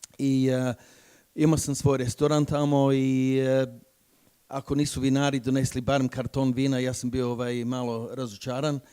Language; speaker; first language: Bosnian; early bilingual, heritage; Croatian